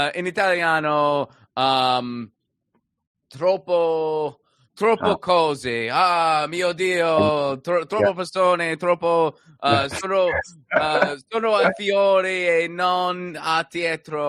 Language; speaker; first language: Italian; non-native, learner; English